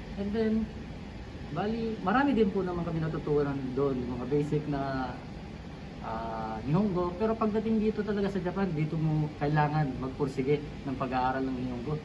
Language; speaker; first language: Filipino; non-native, local second language; Pampanga